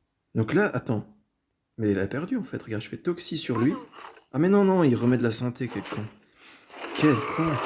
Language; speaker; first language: French; native; French